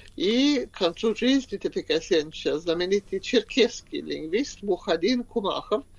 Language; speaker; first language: Russian; non-native, learner; Swedish